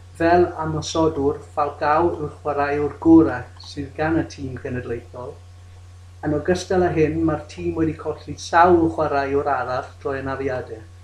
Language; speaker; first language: Welsh; non-native, local second language; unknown